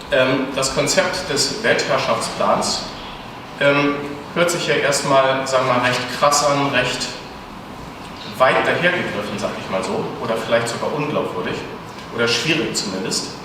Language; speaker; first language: German; native; German